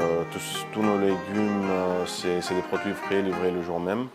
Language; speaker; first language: French; non-native, local second language; Arabic